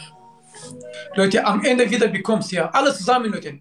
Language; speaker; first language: German; non-native, learner; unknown